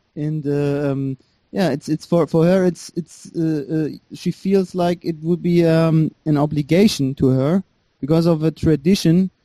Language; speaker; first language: English; non-native, fluent; German